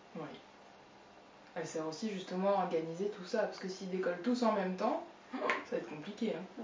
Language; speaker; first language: French; native; French